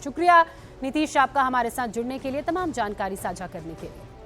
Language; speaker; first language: Hindi; native; Hindi